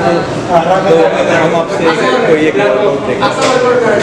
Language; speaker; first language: Hindi; native; Hindi